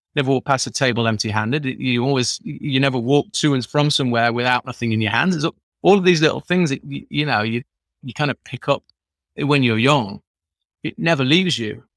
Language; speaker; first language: English; native; English